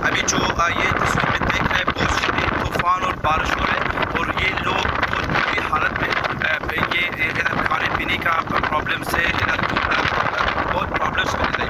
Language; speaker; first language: Hindi; non-native, fluent; Pashto